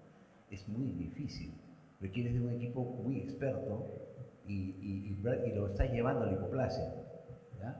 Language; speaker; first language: Spanish; native; Spanish